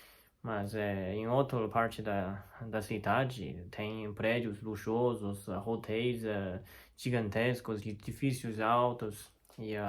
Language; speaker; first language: Portuguese; non-native, fluent; Chinese